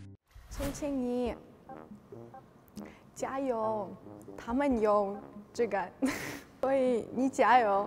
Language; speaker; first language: Chinese; non-native, learner; Russian